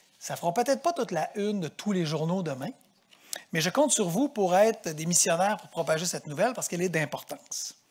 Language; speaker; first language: French; native; French